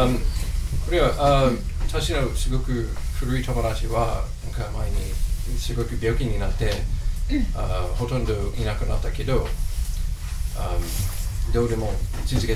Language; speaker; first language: Japanese; non-native, fluent; English